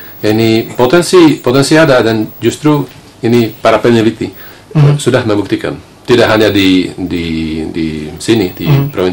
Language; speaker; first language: Indonesian; non-native, fluent; Slovak